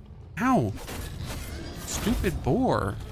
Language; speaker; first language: English; non-native, fluent; German